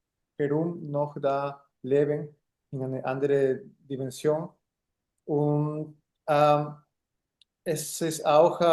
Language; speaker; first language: German; non-native, fluent; Spanish